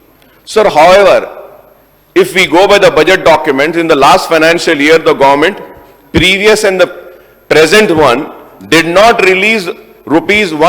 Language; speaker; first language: English; non-native, local second language; Urdu